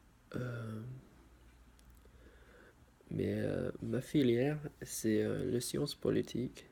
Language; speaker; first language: French; non-native, learner; English